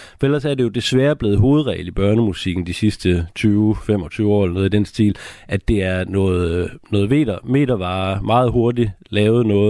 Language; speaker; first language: Danish; native; Danish